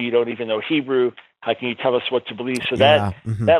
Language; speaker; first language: English; native; English